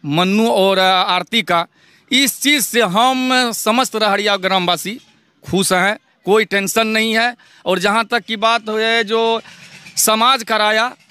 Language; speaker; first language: Hindi; native; Hindi